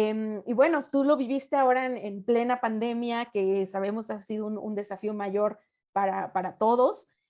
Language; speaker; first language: Spanish; native; Spanish